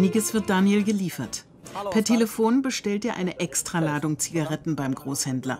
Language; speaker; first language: German; native; German